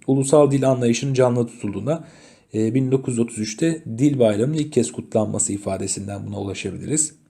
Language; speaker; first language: Turkish; native; Turkish